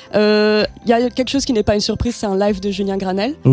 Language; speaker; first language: French; native; French